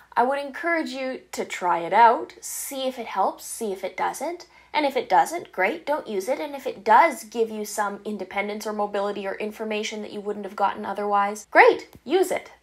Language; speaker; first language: English; native; English